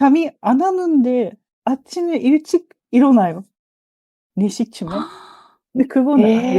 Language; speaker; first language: Korean; non-native, fluent; Japanese